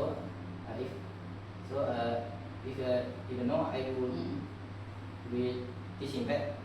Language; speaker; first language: English; non-native, learner; Malay